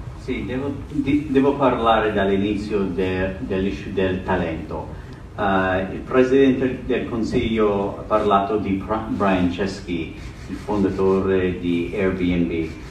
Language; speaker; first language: Italian; non-native, learner; English